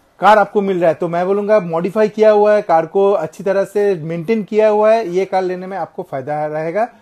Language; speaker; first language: Hindi; non-native, local second language; Bangla